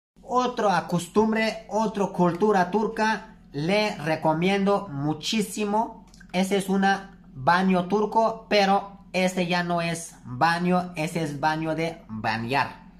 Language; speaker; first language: Spanish; non-native, learner; Turkish